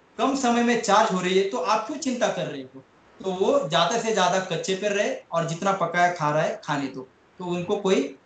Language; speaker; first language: Hindi; non-native, local second language; Marathi